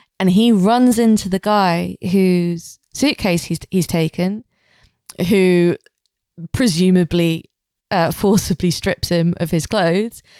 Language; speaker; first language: English; native; English